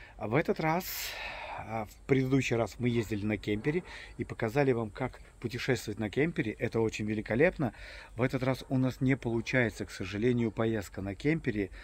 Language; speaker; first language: Russian; native; Russian